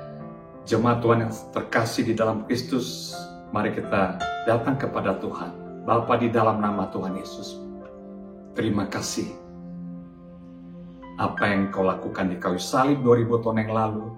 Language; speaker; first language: Indonesian; native; Indonesian